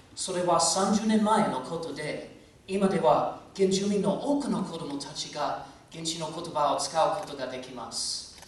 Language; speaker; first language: Japanese; non-native, fluent; English